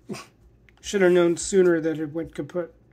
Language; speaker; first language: English; native; English